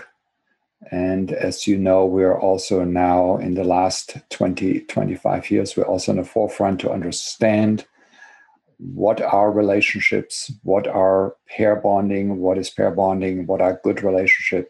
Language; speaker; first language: English; non-native, fluent; German